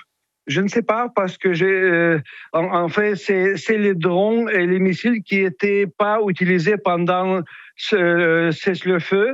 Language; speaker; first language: French; non-native, fluent; Russian